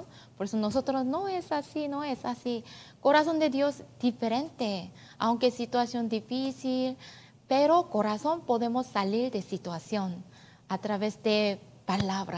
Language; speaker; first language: Spanish; non-native, learner; Korean